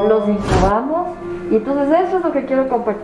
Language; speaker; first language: Spanish; native; Spanish